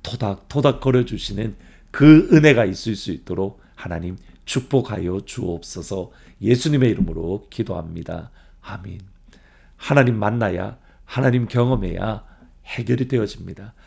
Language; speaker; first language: Korean; native; Korean